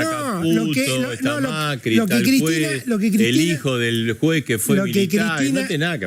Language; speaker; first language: Spanish; native; Spanish